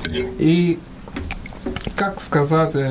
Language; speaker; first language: Russian; non-native, learner; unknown